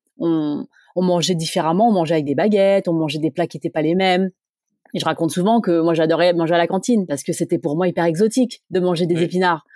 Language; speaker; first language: French; early bilingual, other home language; Chinese